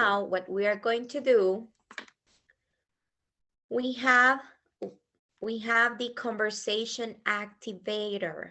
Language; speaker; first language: English; non-native, fluent; Spanish